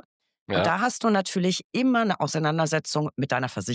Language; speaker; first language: German; native; German